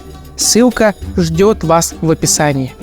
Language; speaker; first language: Russian; native; Russian